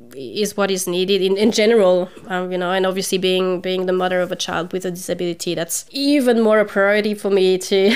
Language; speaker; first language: English; non-native, fluent; French